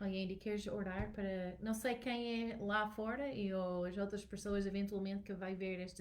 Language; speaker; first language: Portuguese; non-native, learner; English